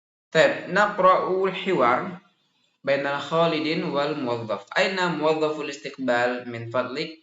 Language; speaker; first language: Arabic; non-native, fluent; Indonesian